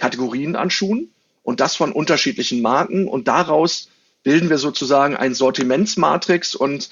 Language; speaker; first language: German; native; German